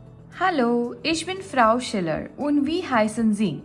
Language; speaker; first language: German; non-native, fluent; Gujarati